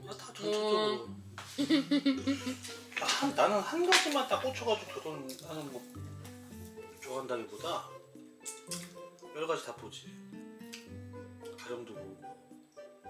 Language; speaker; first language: Korean; native; Korean